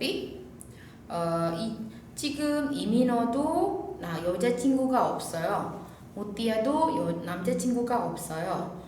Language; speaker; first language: Korean; non-native, fluent; Indonesian